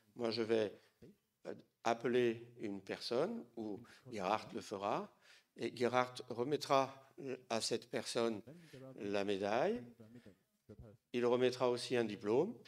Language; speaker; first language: French; native; French